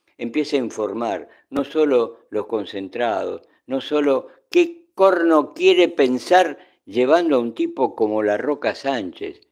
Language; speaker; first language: Spanish; native; Spanish